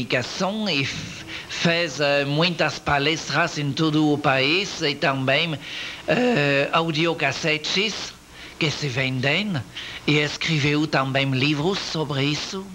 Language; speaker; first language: Portuguese; non-native, learner; French